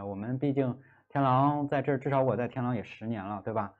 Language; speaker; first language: Chinese; native; Chinese